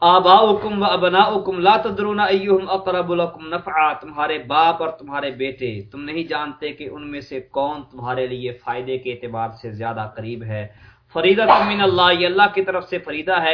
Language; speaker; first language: Urdu; non-native, local second language; Punjabi